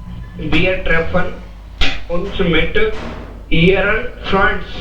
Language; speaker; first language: German; non-native, learner; Hindi